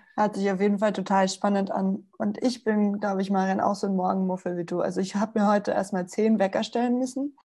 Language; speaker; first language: German; non-native, fluent; Spanish